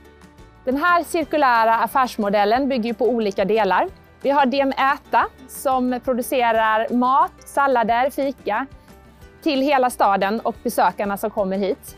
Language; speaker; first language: Swedish; native; Swedish